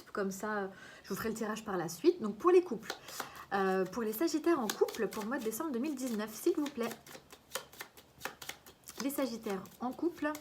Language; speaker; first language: French; native; French